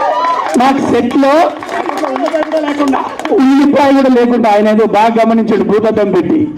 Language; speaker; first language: Telugu; native; Telugu